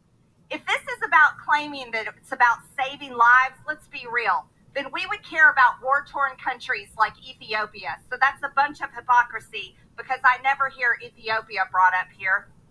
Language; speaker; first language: English; native; English